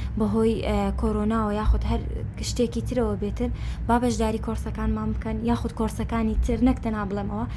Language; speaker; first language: Central Kurdish; non-native, local second language; Kurdish